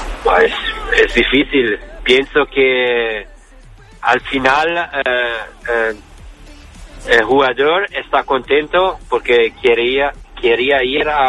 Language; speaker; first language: Spanish; non-native, learner; Italian